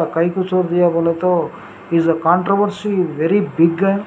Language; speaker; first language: Hindi; non-native, local second language; Telugu